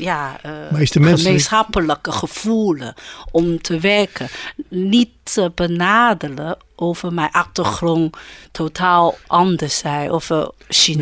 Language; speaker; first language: Dutch; non-native, learner; Chinese